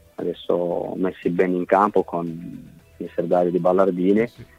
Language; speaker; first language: Italian; non-native, fluent; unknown